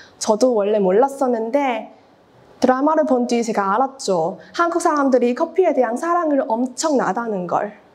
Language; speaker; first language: Korean; non-native, fluent; Cantonese